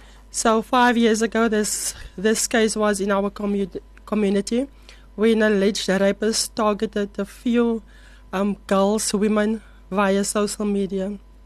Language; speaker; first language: English; non-native, local second language; Afrikaans